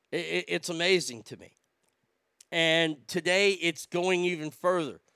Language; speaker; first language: English; native; English